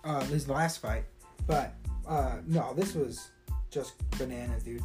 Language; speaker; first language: English; early bilingual, other home language; Spanish